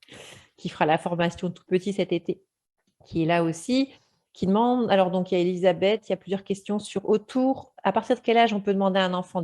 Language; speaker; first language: French; native; French